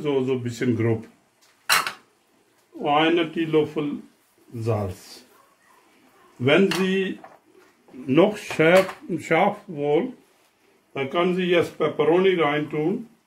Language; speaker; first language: German; non-native, learner; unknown